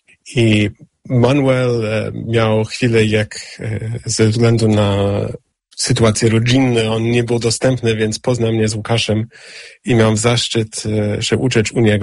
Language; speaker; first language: Polish; non-native, fluent; English